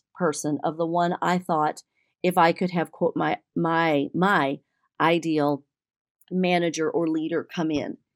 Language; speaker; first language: English; native; English